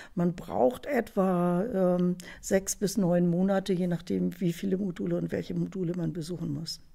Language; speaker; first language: German; native; German